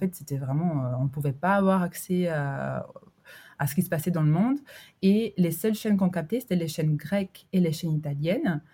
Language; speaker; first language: French; early bilingual, other home language; Albanian